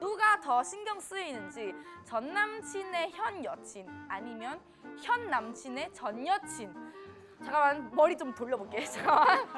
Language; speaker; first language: Korean; non-native, fluent; Thai